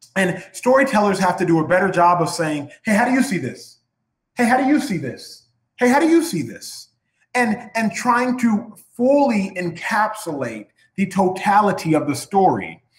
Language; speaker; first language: English; native; English